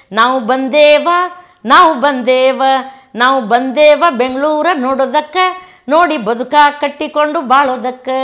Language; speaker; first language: Kannada; native; Kannada